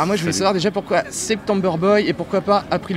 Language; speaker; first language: French; native; French